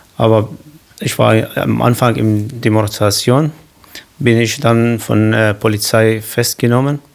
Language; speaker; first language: German; non-native, learner; Kurdish